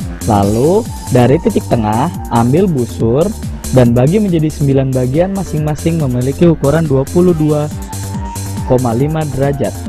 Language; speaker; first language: Indonesian; native; Indonesian